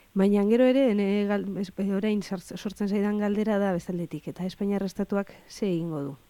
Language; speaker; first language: Basque; native; Basque